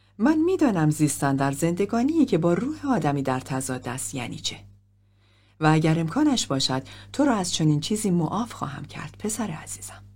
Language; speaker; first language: Persian; native; Persian